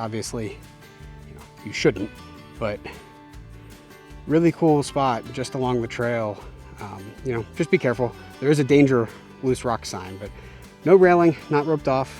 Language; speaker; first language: English; native; English